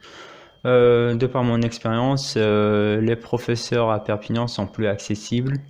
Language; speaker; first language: French; non-native, local second language; Arabic